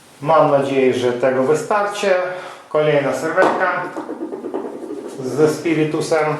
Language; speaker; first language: Polish; non-native, fluent; Ukrainian